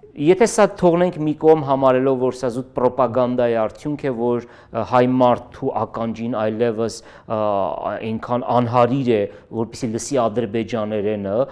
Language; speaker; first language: Armenian; native; Armenian